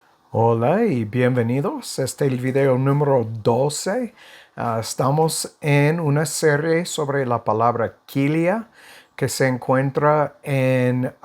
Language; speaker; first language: Spanish; non-native, fluent; English